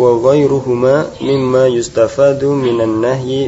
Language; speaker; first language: Arabic; non-native, learner; Indonesian